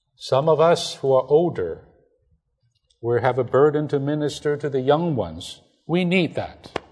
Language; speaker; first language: English; non-native, fluent; Chinese